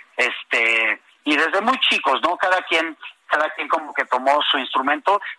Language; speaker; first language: Spanish; native; Spanish